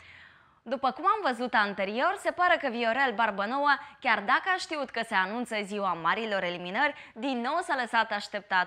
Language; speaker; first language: Romanian; native; Romanian